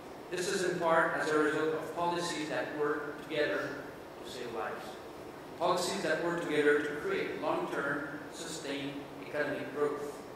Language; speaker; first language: English; non-native, local second language; French